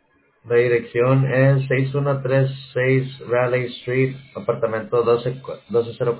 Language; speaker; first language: Spanish; native; Spanish